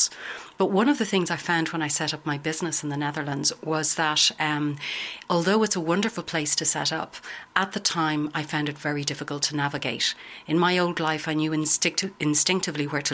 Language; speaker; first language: English; native; English